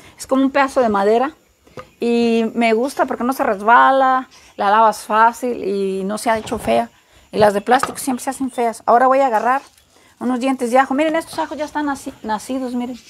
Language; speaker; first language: Spanish; native; Spanish